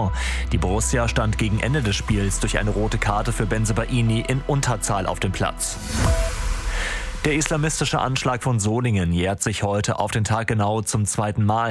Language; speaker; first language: German; native; German